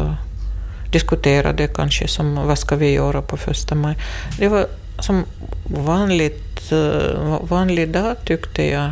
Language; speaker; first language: Swedish; non-native, fluent; Russian